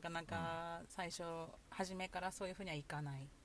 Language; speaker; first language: Japanese; native; Japanese